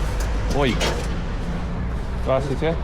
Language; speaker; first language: Russian; non-native, learner; English